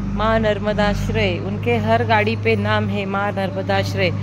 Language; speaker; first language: Hindi; non-native, local second language; Marathi